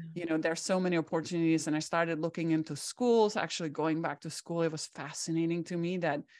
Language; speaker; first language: English; non-native, fluent; Czech